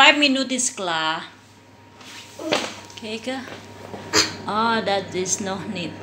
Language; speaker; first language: Dutch; non-native, learner; Indonesian